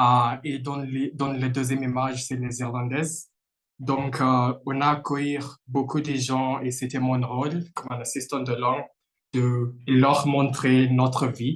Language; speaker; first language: French; non-native, fluent; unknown